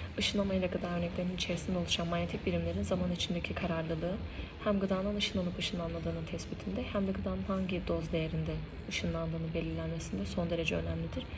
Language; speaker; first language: Turkish; native; Turkish